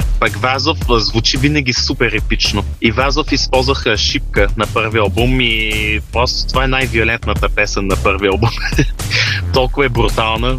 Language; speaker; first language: Bulgarian; early bilingual, heritage; Bulgarian